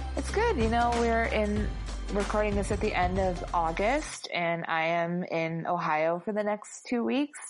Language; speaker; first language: English; native; English